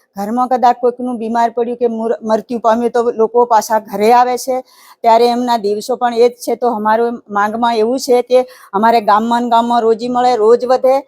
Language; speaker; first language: Gujarati; native; Gujarati